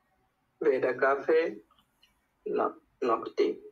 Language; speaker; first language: German; non-native, learner; Bangla